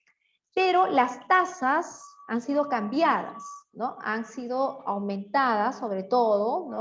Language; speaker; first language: Spanish; native; Spanish